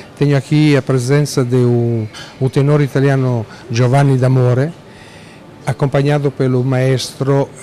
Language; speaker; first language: Portuguese; non-native, fluent; Italian